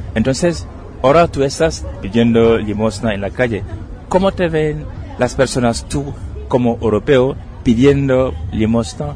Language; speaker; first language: Spanish; non-native, fluent; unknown